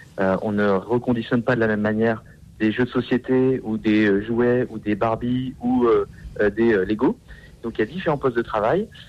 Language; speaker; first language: French; native; French